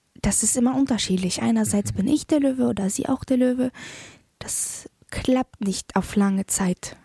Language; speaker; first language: German; early bilingual, other home language; Polish